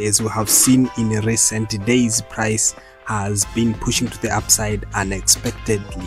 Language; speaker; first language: English; non-native, local second language; Swahili